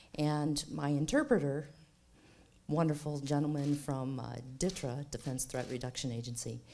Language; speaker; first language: English; native; English